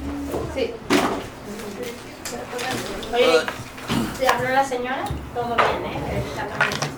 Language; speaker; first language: Spanish; native; Spanish